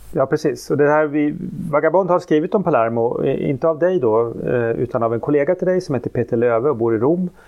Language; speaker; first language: Swedish; native; Swedish